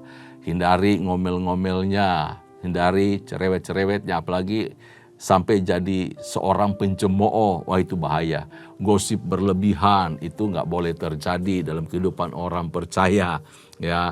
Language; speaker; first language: Indonesian; native; Indonesian